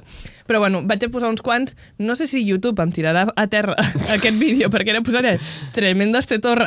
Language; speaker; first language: Catalan; native; Catalan